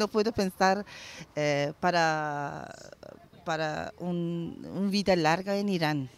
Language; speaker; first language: Spanish; non-native, learner; Persian